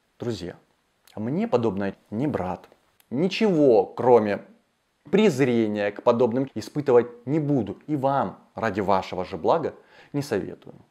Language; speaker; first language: Russian; native; Russian